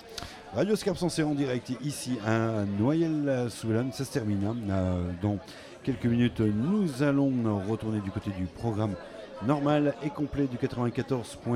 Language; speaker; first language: French; native; French